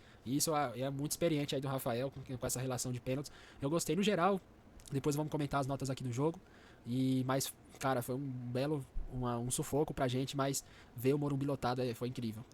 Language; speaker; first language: Portuguese; native; Portuguese